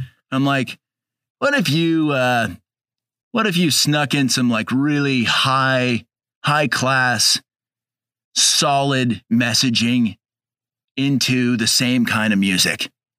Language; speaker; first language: English; native; English